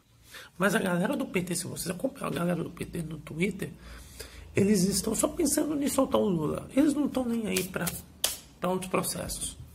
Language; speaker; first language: Portuguese; native; Portuguese